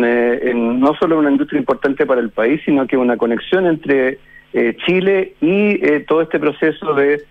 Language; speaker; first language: Spanish; native; Spanish